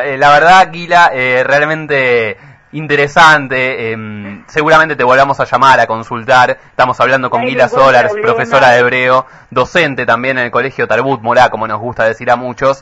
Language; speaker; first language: Spanish; native; Spanish